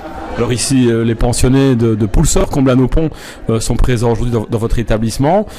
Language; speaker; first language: French; native; French